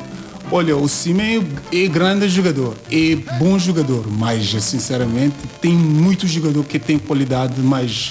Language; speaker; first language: Portuguese; non-native, learner; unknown